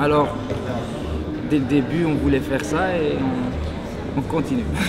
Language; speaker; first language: French; non-native, local second language; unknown